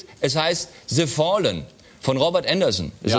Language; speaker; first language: German; native; German